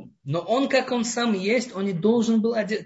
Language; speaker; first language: Russian; non-native, fluent; Hebrew